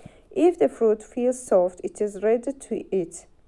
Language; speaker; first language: English; non-native, fluent; Azerbaijani